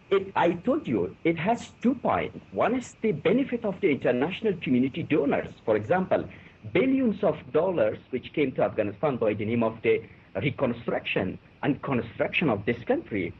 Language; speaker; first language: English; non-native, fluent; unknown